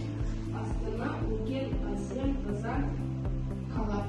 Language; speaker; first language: Kazakh; non-native, learner; Russian